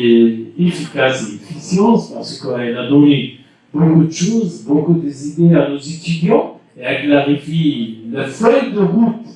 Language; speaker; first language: French; non-native, local second language; Arabic